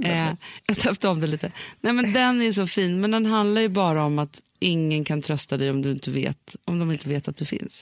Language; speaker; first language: Swedish; native; Swedish